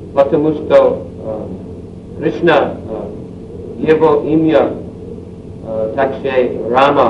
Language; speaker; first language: Russian; non-native, learner; English